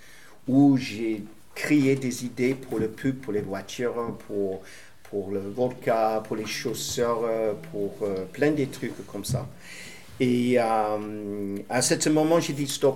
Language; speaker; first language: French; non-native, fluent; English